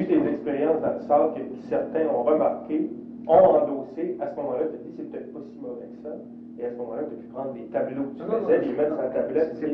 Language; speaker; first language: French; native; French